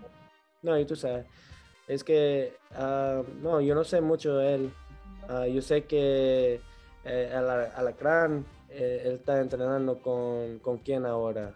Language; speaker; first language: Spanish; early bilingual, heritage; Spanish